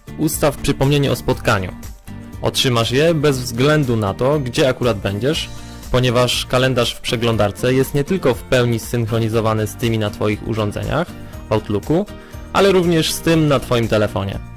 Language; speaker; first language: Polish; native; Polish